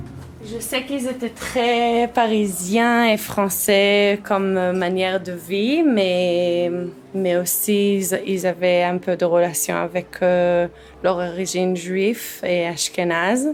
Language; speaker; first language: French; early bilingual, heritage; Hebrew